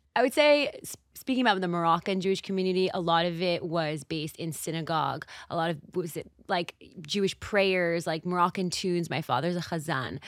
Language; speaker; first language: English; native; English